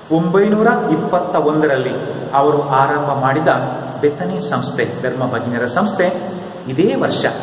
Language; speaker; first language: Kannada; non-native, local second language; Konkani